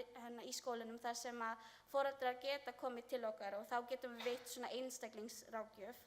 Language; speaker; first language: Icelandic; non-native, learner; Filipino